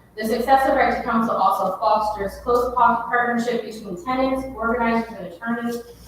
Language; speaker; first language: English; native; English